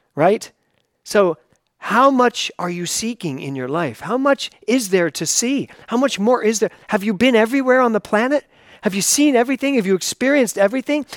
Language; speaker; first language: English; native; English